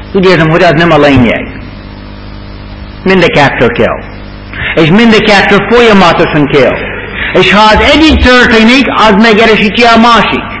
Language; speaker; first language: Hungarian; non-native, fluent; English